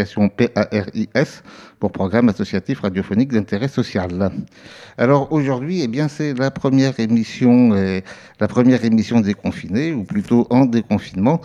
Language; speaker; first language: French; native; French